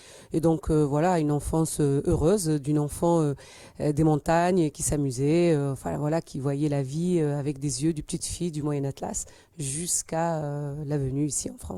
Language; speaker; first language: French; native; French